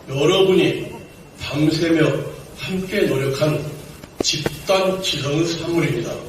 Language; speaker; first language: Korean; native; Korean